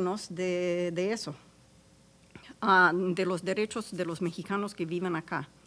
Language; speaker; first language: Spanish; non-native, fluent; English